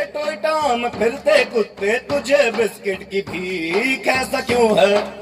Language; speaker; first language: Hindi; native; Hindi